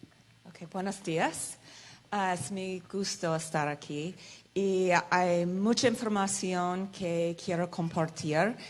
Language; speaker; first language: Spanish; non-native, fluent; English